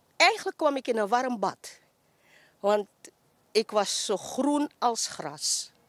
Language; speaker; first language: Dutch; native; Dutch